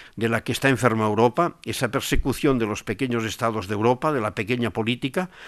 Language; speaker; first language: Spanish; non-native, local second language; Catalan